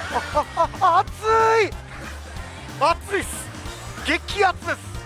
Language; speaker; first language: Japanese; native; Japanese